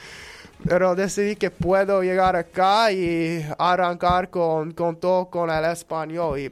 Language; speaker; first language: Spanish; non-native, learner; English